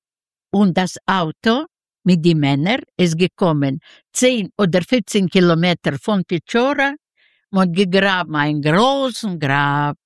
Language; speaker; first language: German; non-native, learner; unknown